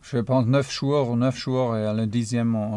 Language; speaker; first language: French; non-native, fluent; German